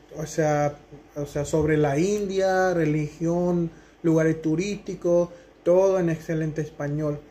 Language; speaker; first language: Spanish; non-native, fluent; Hindi